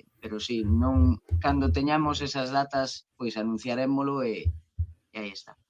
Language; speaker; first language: Galician; native; Galician